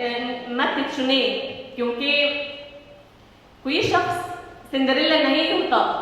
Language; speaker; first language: Hindi; non-native, fluent; Arabic